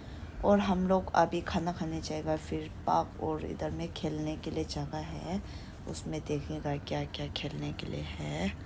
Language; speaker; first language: Hindi; non-native, fluent; Tibetan